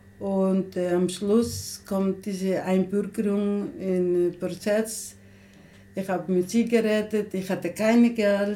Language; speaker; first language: German; non-native, learner; Somali